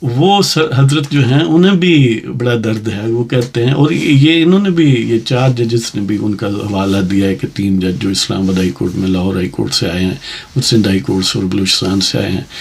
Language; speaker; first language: Urdu; non-native, local second language; Punjabi